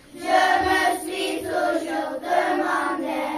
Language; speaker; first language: French; non-native, learner; Turkish